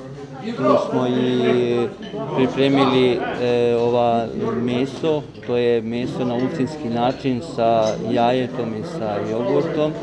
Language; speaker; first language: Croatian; non-native, local second language; Albanian